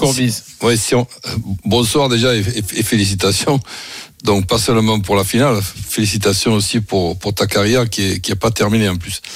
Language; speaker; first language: French; native; French